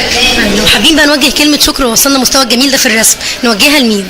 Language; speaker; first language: Arabic; native; Arabic